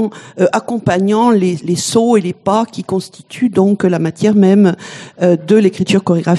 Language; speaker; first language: French; native; French